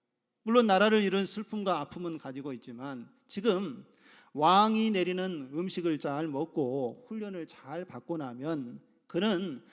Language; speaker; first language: Korean; native; Korean